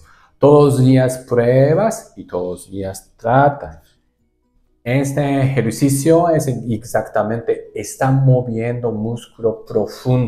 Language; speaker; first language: Spanish; non-native, learner; Japanese